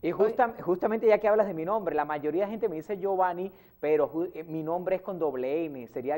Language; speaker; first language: Spanish; native; Spanish